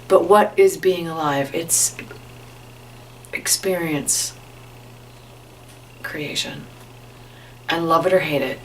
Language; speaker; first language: English; native; English